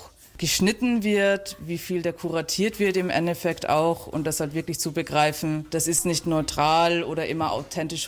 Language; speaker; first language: German; native; German